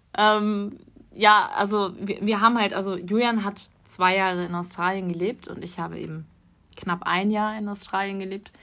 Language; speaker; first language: German; native; German